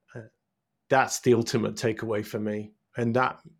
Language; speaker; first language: English; native; English